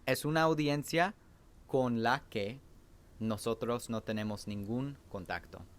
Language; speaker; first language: Spanish; non-native, fluent; English